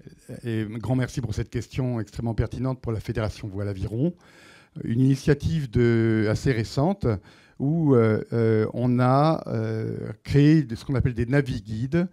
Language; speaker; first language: French; native; French